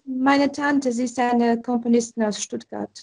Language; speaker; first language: German; non-native, fluent; Ukrainian